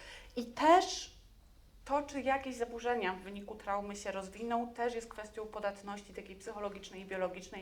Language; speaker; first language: Polish; native; Polish